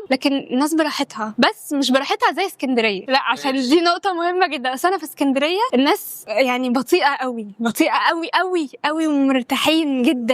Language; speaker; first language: Arabic; native; Arabic